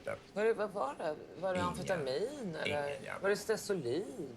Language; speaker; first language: Swedish; native; Swedish